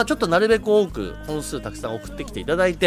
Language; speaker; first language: Japanese; native; Japanese